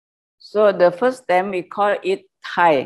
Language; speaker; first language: English; non-native, learner; Indonesian